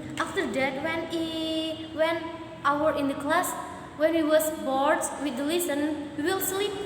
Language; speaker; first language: English; non-native, learner; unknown